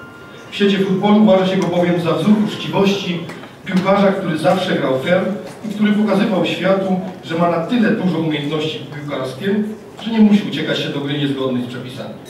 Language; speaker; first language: Polish; native; Polish